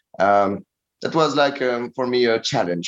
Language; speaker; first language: English; non-native, learner; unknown